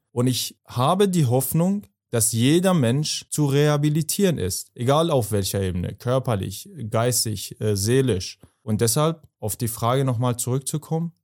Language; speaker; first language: German; non-native, fluent; Persian